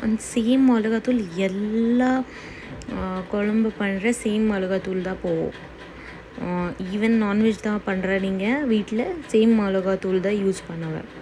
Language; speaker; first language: Tamil; non-native, learner; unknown